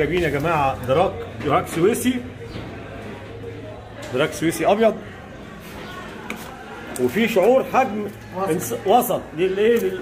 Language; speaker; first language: Arabic; native; Arabic